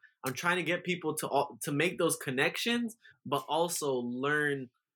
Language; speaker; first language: English; native; English